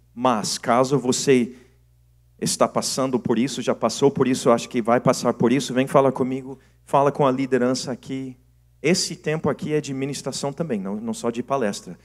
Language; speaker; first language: Portuguese; non-native, fluent; English